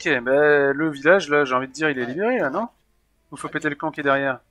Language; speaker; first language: French; native; French